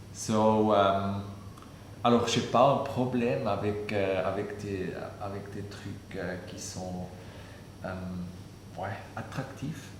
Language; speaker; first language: French; non-native, fluent; German